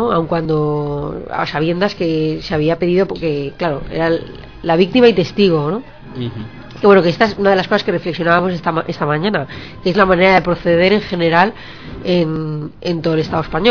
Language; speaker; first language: Spanish; native; Spanish